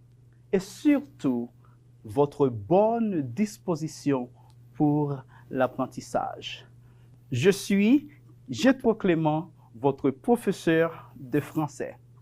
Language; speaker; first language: French; non-native, fluent; Spanish